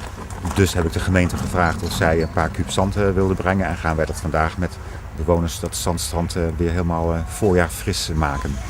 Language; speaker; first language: Dutch; native; Dutch